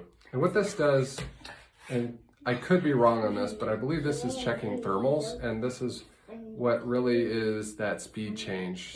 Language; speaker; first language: English; native; English